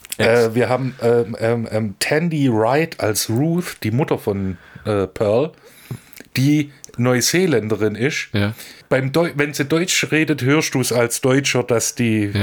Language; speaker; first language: German; native; German